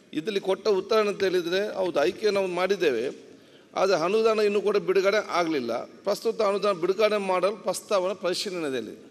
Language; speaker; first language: Kannada; non-native, local second language; Badaga